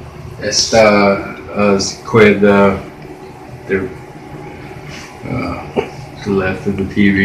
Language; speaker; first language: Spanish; non-native, learner; English